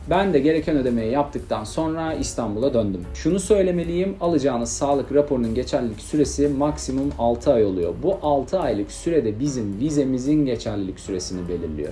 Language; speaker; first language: Turkish; native; Turkish